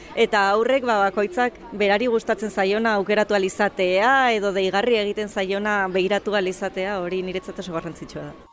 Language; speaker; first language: Basque; native; Basque